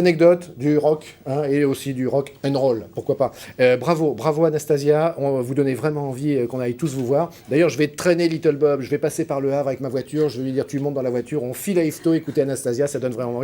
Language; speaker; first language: French; native; French